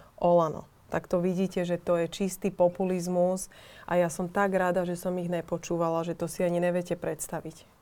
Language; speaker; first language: Slovak; native; Slovak